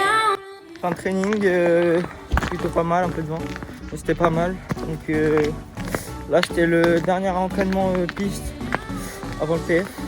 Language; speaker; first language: French; native; French